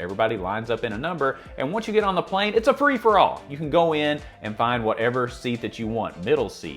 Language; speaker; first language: English; native; English